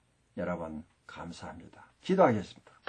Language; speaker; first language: Korean; native; Korean